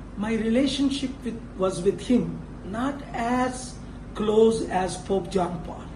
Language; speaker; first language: English; non-native, local second language; Telugu